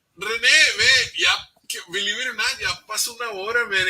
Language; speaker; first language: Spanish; early bilingual, other home language; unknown